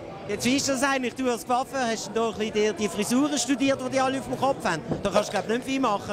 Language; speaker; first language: German; native; German